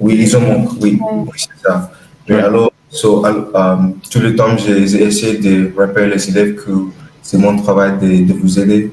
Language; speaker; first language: French; non-native, learner; English